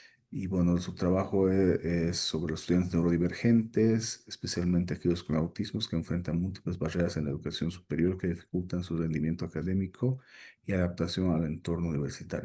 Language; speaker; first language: Spanish; native; Spanish